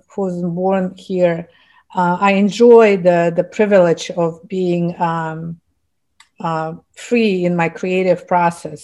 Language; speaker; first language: English; non-native, fluent; Russian